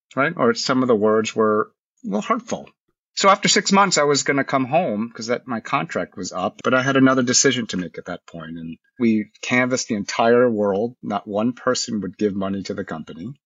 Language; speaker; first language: English; early bilingual, other home language; Korean